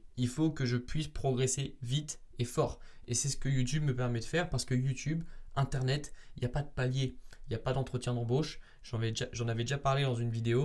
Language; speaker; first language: French; native; French